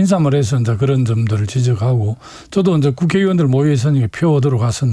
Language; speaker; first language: Korean; native; Korean